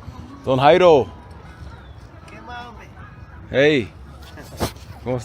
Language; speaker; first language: Spanish; non-native, fluent; English